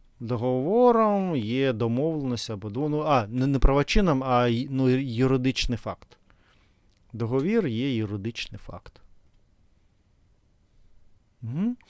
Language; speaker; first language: Ukrainian; non-native, fluent; Russian